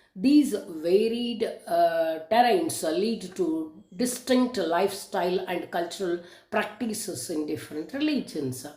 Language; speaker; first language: English; non-native, local second language; Kannada